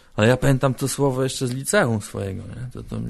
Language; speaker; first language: Polish; native; Polish